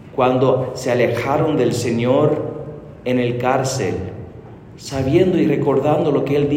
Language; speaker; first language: Spanish; non-native, fluent; English